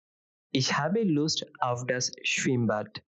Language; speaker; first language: German; non-native, fluent; Bangla